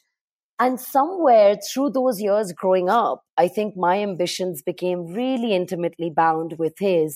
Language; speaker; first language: English; non-native, local second language; Urdu